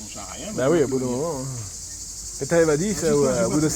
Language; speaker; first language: French; native; French